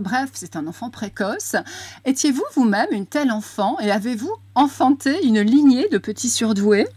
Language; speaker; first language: French; native; French